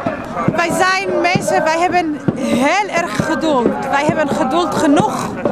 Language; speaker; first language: Dutch; non-native, fluent; Arabic